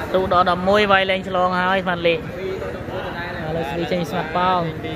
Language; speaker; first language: Khmer; native; Khmer